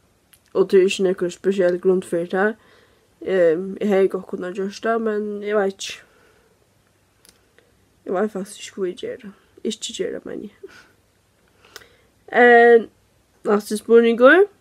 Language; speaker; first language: Norwegian; non-native, learner; Faroese